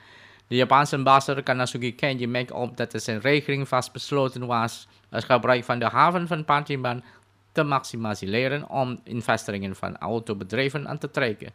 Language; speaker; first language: Dutch; non-native, fluent; Indonesian